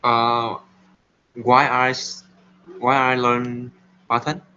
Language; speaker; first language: English; non-native, learner; Vietnamese